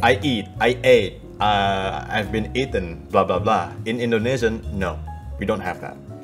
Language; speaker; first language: English; non-native, fluent; Indonesian